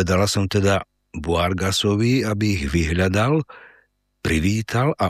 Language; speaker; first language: Slovak; native; Slovak